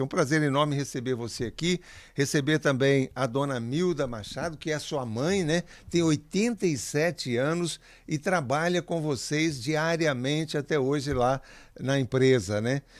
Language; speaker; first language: Portuguese; native; Portuguese